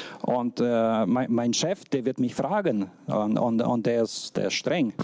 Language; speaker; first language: German; non-native, fluent; Russian